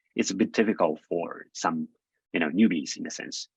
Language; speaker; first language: English; non-native, fluent; Japanese